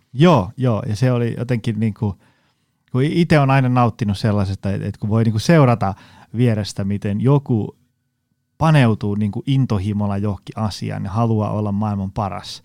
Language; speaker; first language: Finnish; native; Finnish